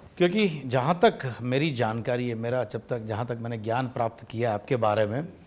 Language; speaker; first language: Hindi; non-native, local second language; Gujarati